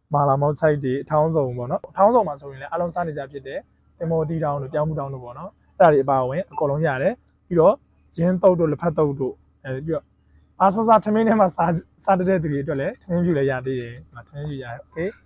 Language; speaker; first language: Burmese; native; Burmese